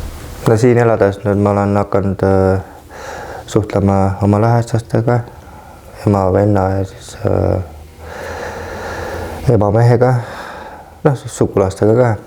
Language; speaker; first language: Estonian; native; Estonian